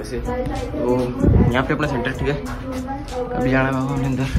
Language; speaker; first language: Hindi; native; Hindi